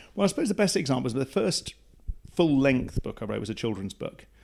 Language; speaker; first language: English; native; English